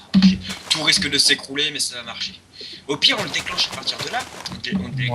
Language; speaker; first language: French; native; French